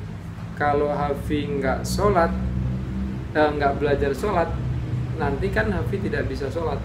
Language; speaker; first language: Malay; non-native, local second language; Javanese